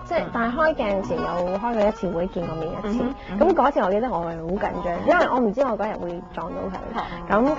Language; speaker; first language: Cantonese; early bilingual, heritage; Cantonese